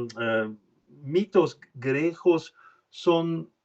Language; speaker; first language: Spanish; non-native, learner; French